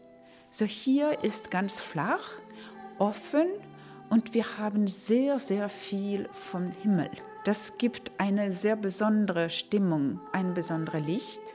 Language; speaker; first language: German; non-native, fluent; Norwegian